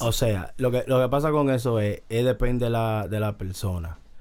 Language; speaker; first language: Spanish; early bilingual, heritage; Spanish